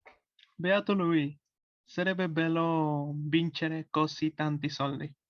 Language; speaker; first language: Italian; non-native, learner; Spanish